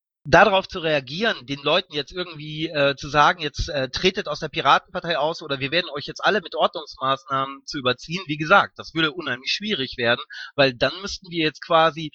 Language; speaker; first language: German; native; German